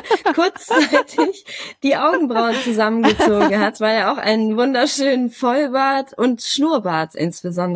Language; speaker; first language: German; native; German